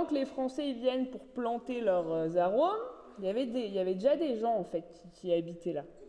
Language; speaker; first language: French; native; French